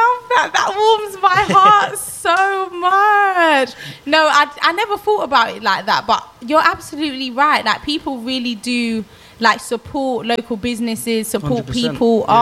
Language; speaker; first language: English; native; English